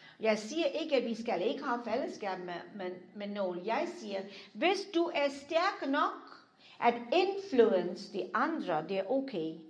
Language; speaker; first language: Danish; non-native, fluent; English